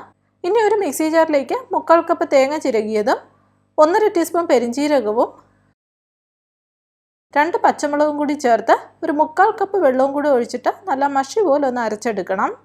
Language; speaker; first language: Malayalam; native; Malayalam